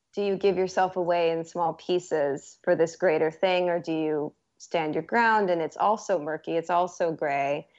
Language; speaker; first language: English; native; English